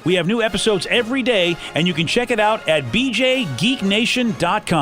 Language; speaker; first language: English; native; English